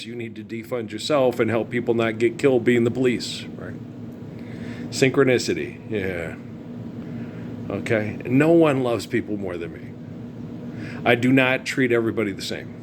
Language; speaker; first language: English; native; English